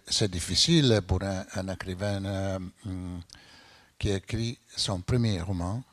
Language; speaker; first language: French; non-native, fluent; Italian